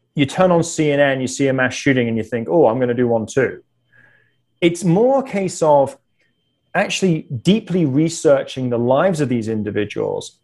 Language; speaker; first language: English; native; English